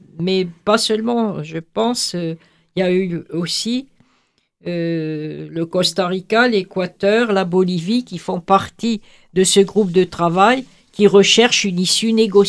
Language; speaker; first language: French; native; French